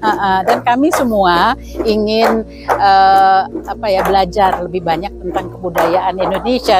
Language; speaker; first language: Indonesian; non-native, fluent; English